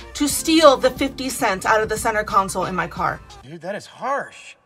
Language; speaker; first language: English; native; English